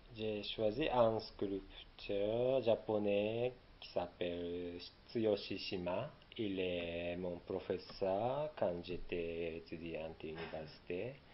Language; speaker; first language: French; non-native, learner; Japanese